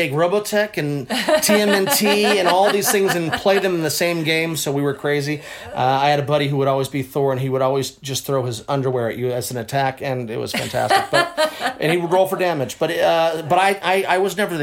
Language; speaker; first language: English; native; English